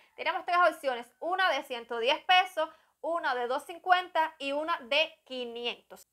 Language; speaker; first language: Spanish; native; Spanish